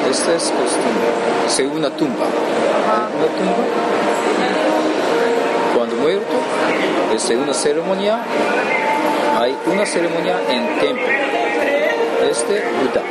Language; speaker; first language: Spanish; non-native, learner; Japanese